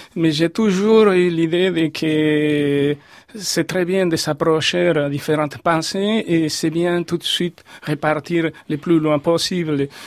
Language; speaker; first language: French; non-native, fluent; Spanish